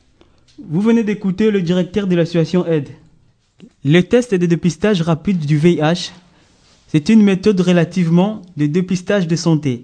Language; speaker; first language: French; native; French